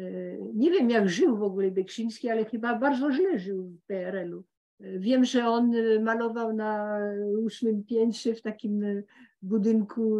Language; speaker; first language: Polish; early bilingual, heritage; Polish